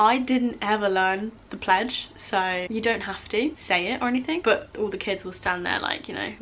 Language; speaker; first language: English; native; English